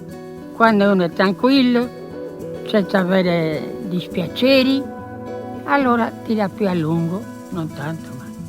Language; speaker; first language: Italian; non-native, local second language; Sardinian